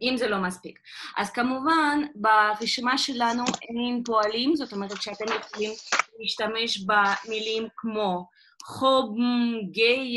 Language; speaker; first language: Hebrew; non-native, fluent; Russian